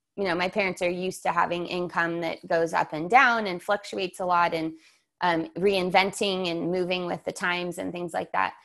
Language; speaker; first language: English; native; English